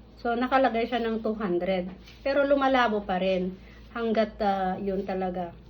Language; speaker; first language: Filipino; non-native, local second language; Iloko